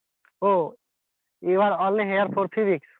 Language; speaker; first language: English; non-native, learner; Hindi